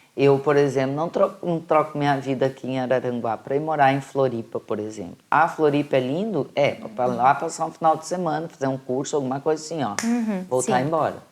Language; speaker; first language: Portuguese; native; Portuguese